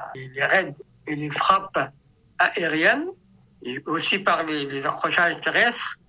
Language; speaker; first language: French; non-native, fluent; Arabic